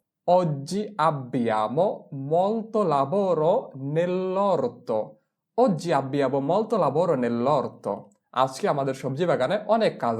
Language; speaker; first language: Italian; non-native, fluent; Bangla